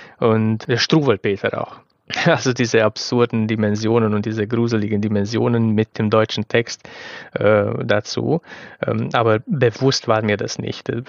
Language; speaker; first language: German; non-native, fluent; Romanian